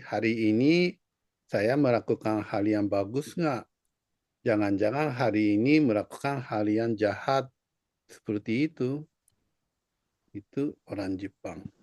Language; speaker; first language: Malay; non-native, fluent; Japanese